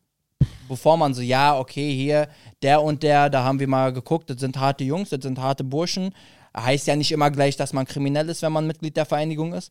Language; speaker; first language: German; early bilingual, other home language; Arabic